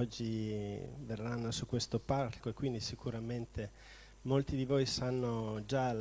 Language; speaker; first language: Italian; native; Italian